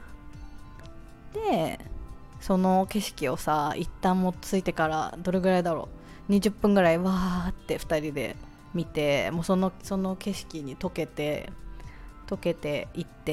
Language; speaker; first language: Japanese; native; Japanese